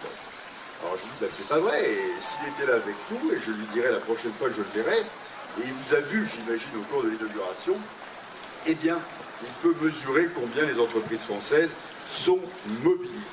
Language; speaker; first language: French; native; French